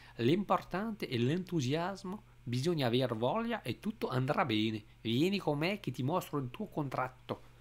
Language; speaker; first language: Italian; non-native, fluent; French